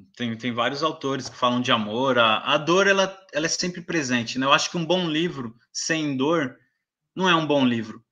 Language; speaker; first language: Portuguese; native; Portuguese